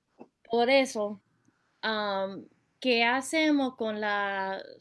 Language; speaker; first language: Spanish; early bilingual, heritage; Spanish